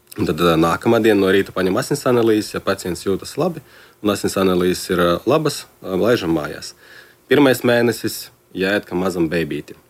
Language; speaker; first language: Latvian; non-native, local second language; Russian